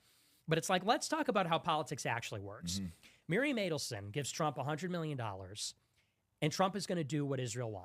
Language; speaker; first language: English; native; English